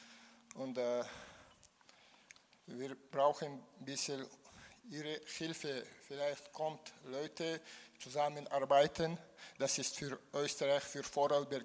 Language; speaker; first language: German; non-native, learner; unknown